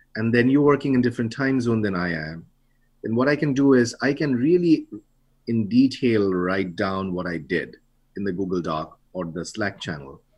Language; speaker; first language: English; non-native, local second language; Bangla